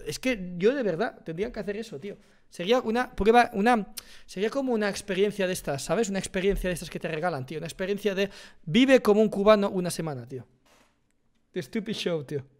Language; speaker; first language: Spanish; native; Spanish